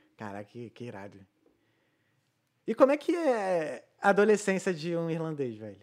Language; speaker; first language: Portuguese; native; Portuguese